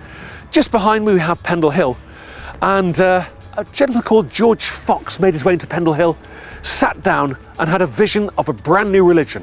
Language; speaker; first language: English; native; English